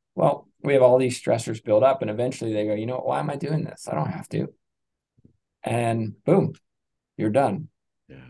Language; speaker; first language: English; native; English